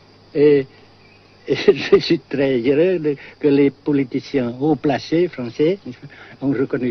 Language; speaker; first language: French; non-native, fluent; Vietnamese